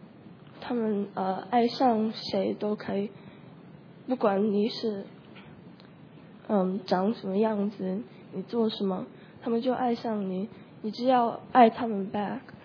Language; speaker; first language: Chinese; early bilingual, heritage; Chinese